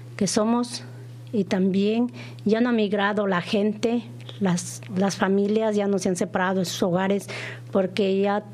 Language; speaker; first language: Spanish; native; Spanish